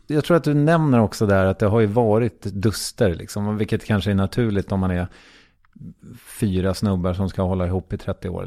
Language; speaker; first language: Swedish; native; Swedish